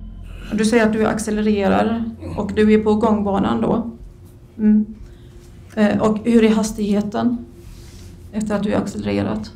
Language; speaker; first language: Swedish; native; Swedish